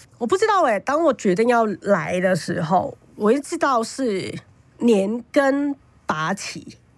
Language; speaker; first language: Chinese; non-native, fluent; Cantonese